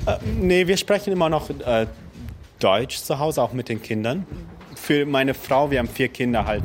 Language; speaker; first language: German; early bilingual, other home language; Russian